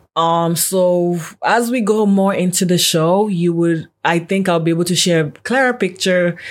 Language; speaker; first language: English; non-native, local second language; Yoruba